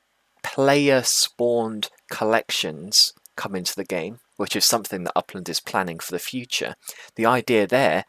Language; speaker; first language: English; native; English